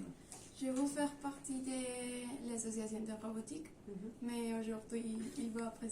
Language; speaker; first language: French; non-native, learner; Spanish